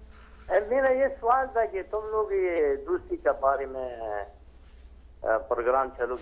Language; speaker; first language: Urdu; non-native, learner; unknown